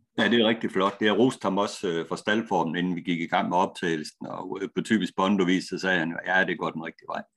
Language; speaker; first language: Danish; native; Danish